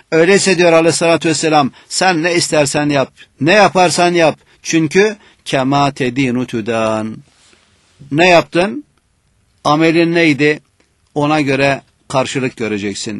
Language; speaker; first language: Turkish; native; Turkish